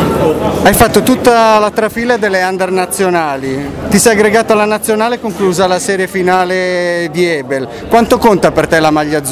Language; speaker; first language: Italian; native; Italian